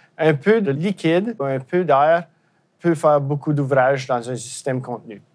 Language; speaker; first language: French; native; French